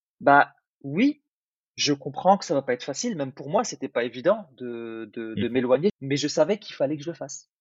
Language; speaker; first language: French; early bilingual, other home language; Arabic